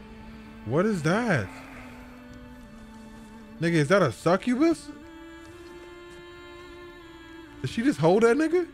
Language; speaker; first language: English; native; English